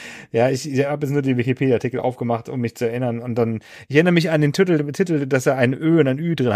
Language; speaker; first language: German; native; German